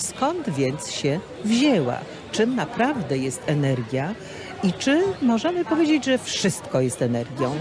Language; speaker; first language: Polish; native; Polish